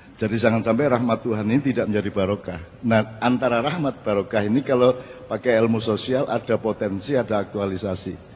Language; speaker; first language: Indonesian; non-native, local second language; Javanese